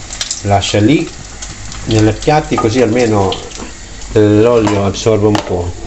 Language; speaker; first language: Italian; non-native, learner; Filipino